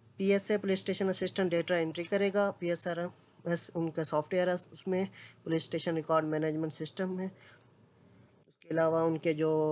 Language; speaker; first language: Urdu; non-native, local second language; Punjabi